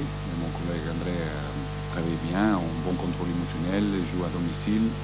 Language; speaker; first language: French; non-native, learner; Portuguese